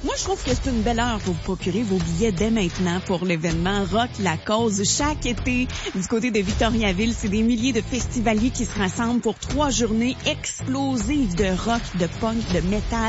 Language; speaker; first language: French; native; French